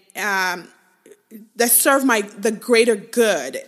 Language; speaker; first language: English; non-native, local second language; Igbo